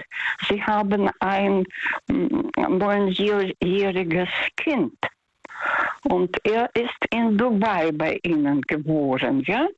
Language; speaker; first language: German; non-native, fluent; Russian